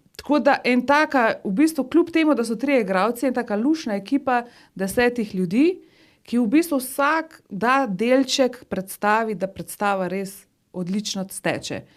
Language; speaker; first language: Slovenian; native; Slovenian